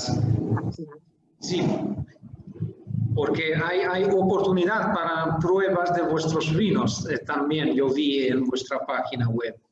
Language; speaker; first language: Spanish; non-native, fluent; Hungarian